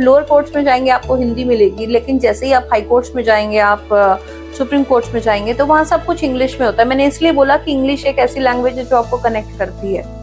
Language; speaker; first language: Hindi; native; Hindi